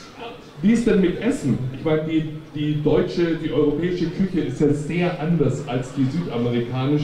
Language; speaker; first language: German; native; German